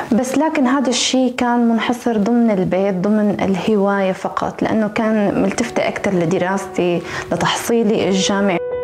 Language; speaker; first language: Arabic; native; Arabic